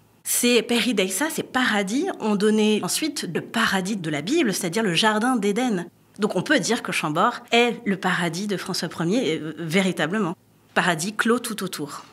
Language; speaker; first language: French; native; French